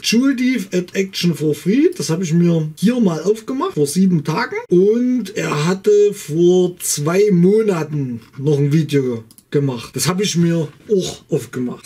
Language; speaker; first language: German; native; German